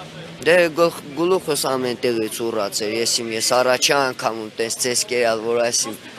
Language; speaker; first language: Armenian; native; Armenian